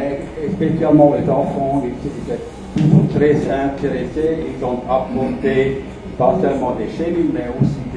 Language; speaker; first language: French; non-native, fluent; German